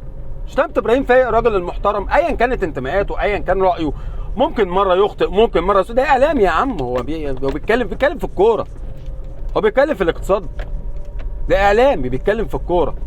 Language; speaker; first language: Arabic; native; Arabic